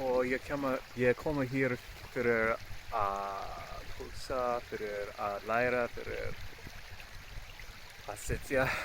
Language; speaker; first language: Icelandic; non-native, learner; English